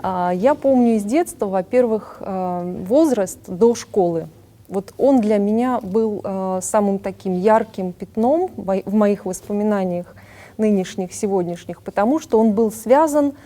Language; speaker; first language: Russian; native; Russian